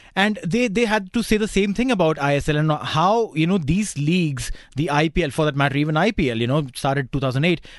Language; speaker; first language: English; non-native, local second language; Hindi